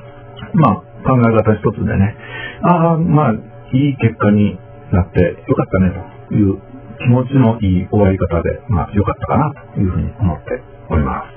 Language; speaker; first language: Japanese; native; Japanese